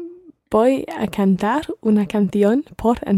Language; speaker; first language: Spanish; non-native, learner; English